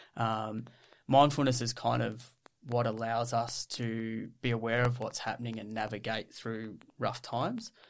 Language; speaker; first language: English; native; English